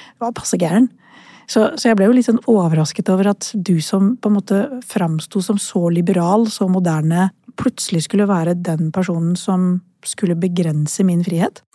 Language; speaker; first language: Norwegian; early bilingual, other home language; Urdu